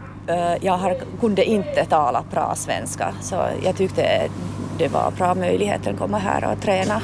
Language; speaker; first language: Swedish; non-native, local second language; Finnish